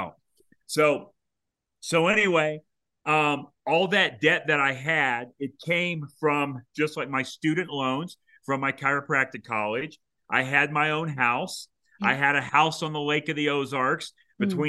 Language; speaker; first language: English; native; English